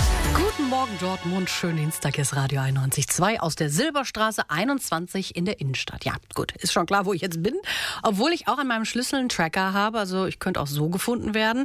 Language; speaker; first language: German; native; German